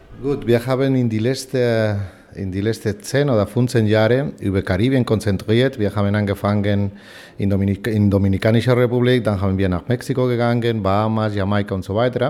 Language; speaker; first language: German; non-native, fluent; Spanish